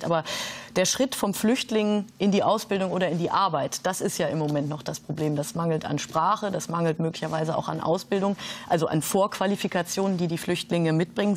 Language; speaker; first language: German; native; German